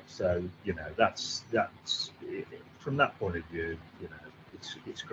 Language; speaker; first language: English; native; English